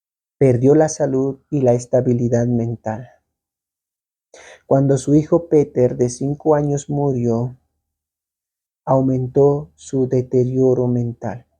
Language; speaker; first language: Spanish; native; Spanish